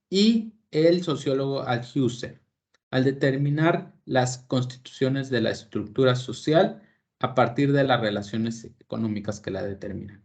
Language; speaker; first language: Spanish; native; Spanish